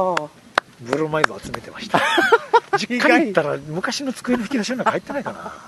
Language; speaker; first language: Japanese; native; Japanese